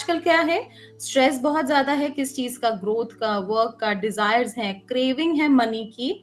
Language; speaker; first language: Hindi; native; Hindi